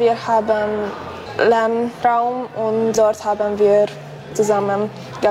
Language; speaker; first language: German; non-native, local second language; Hungarian